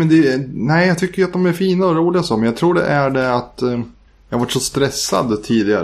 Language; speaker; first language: Swedish; native; Swedish